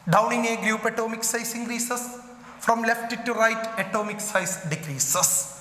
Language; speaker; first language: English; non-native, local second language; Malayalam